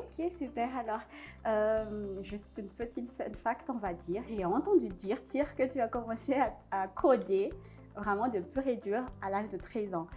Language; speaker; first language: French; non-native, local second language; Malagasy